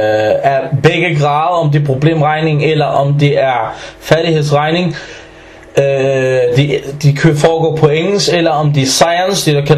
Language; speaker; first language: Danish; early bilingual, other home language; Arabic